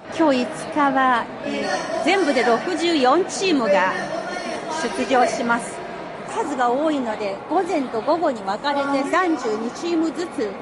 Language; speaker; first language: Japanese; non-native, fluent; Chinese